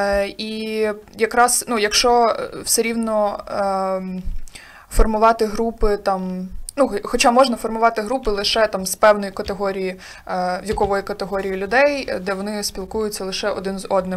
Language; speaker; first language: Ukrainian; native; Ukrainian